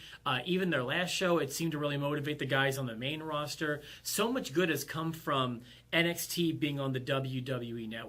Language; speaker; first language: English; native; English